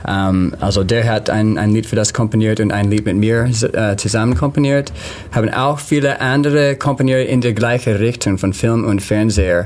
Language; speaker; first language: German; non-native, learner; English